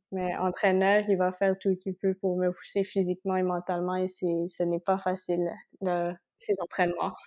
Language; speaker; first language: French; non-native, local second language; Spanish